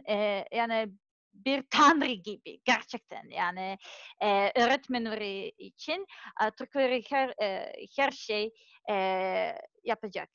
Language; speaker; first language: Turkish; non-native, learner; Serbian